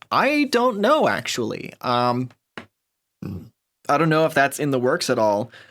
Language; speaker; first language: English; native; English